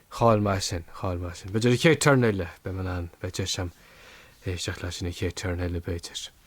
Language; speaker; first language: Irish; native; Irish